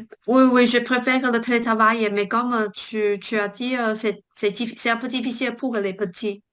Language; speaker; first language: French; non-native, learner; Chinese